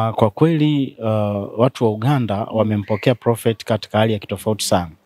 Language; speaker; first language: Swahili; native; Swahili